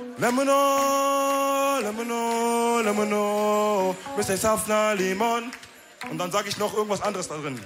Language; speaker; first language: German; early bilingual, other home language; Wolof